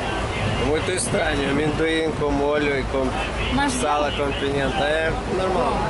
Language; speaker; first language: Portuguese; non-native, learner; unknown